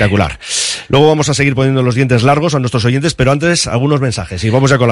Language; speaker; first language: Spanish; native; Spanish